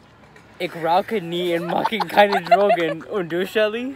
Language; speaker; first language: German; non-native, learner; English